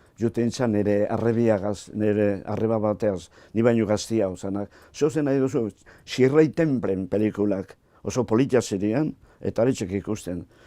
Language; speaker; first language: Basque; native; Basque